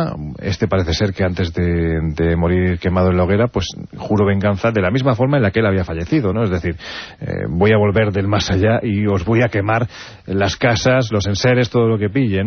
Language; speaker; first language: Spanish; native; Spanish